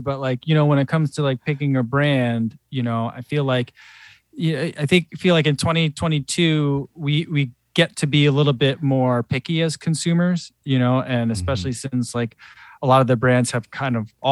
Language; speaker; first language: English; native; English